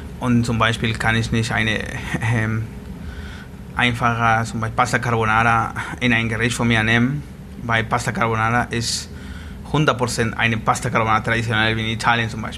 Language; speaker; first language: German; non-native, learner; Spanish